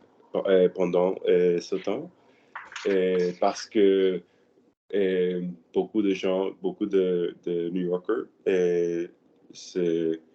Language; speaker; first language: French; non-native, learner; Spanish